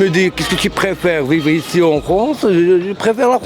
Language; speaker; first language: French; non-native, local second language; Arabic